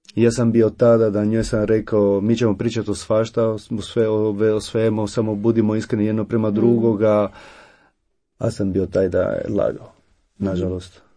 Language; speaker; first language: Croatian; non-native, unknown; Italian